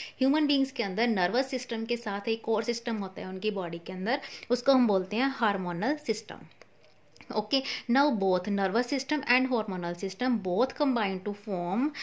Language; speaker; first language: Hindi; non-native, local second language; Punjabi